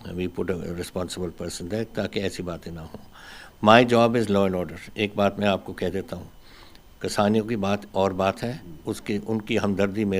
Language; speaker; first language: Hindi; non-native, local second language; Punjabi